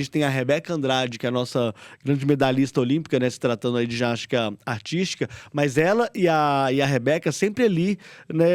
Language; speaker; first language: Portuguese; native; Portuguese